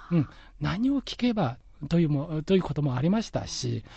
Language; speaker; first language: Japanese; non-native, fluent; Chinese